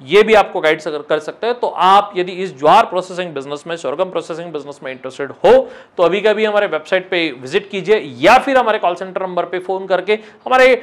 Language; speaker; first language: Hindi; non-native, local second language; Marathi